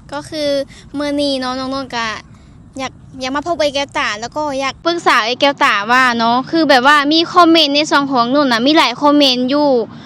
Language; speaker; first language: Thai; non-native, fluent; Lao